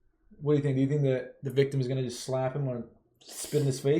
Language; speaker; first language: English; non-native, fluent; Turkish